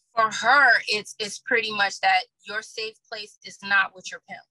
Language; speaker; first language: English; native; English